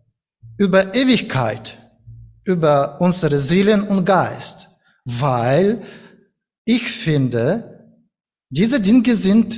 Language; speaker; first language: German; non-native, learner; Ukrainian